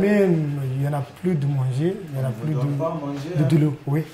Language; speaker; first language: French; non-native, learner; Arabic